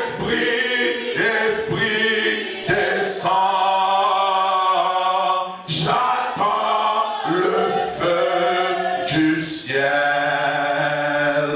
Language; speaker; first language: French; non-native, local second language; Haitian Creole